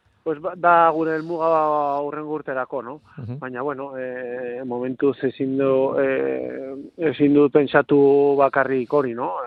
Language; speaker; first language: Basque; non-native, local second language; Spanish